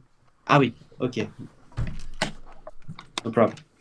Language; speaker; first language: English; non-native, fluent; French